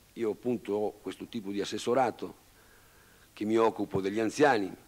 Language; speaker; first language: Italian; native; Italian